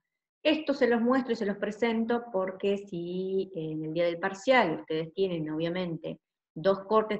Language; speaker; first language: Spanish; native; Spanish